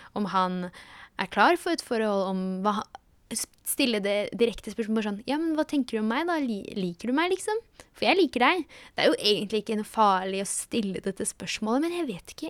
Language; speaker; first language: Norwegian; early bilingual, other home language; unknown